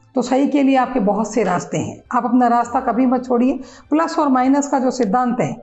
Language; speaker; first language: Hindi; native; Hindi